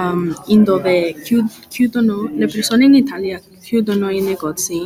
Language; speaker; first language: Italian; non-native, learner; English